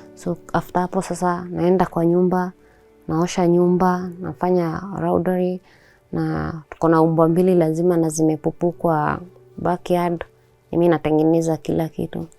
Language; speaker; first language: Swahili; native; Swahili